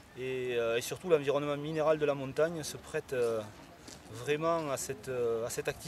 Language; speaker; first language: French; native; French